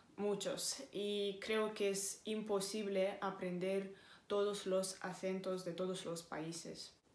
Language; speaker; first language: Spanish; non-native, fluent; Romanian